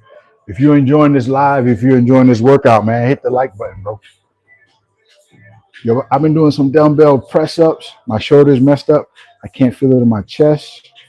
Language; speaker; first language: English; native; English